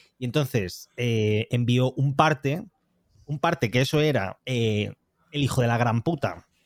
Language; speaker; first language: Spanish; native; Spanish